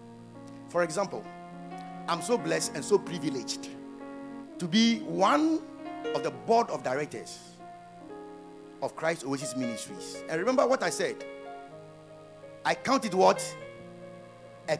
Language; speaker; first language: English; non-native, local second language; Ewe